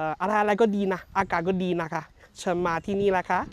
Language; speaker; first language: Thai; non-native, learner; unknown